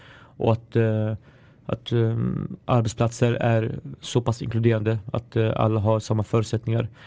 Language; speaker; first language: Swedish; early bilingual, other home language; Arabic